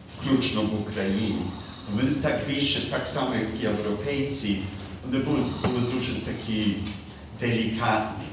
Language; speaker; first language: Ukrainian; early bilingual, heritage; Ukrainian